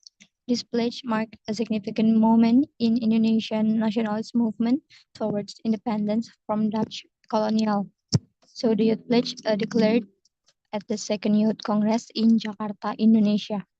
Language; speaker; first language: English; non-native, learner; Indonesian